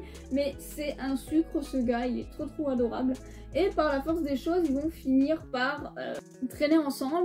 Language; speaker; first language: French; native; French